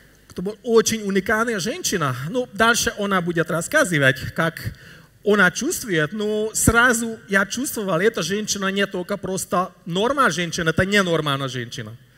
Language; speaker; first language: Russian; non-native, learner; Hungarian